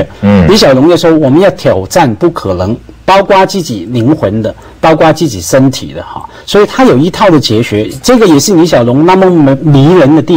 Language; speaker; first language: Chinese; non-native, local second language; Cantonese